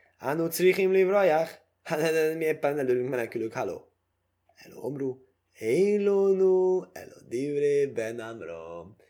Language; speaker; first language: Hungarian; early bilingual, heritage; Hungarian